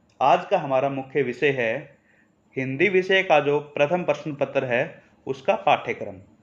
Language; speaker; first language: Hindi; native; Hindi